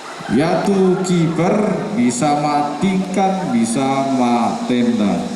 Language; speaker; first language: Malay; non-native, local second language; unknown